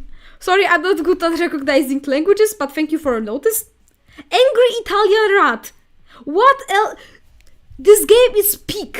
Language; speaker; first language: English; non-native, fluent; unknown